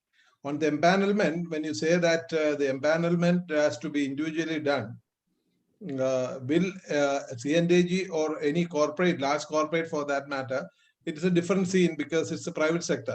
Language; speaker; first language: English; non-native, local second language; Malayalam